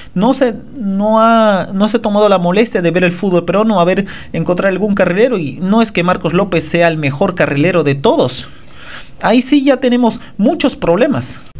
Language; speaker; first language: Spanish; native; Spanish